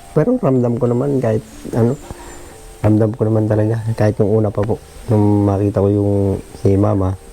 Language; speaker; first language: Filipino; non-native, local second language; Bikol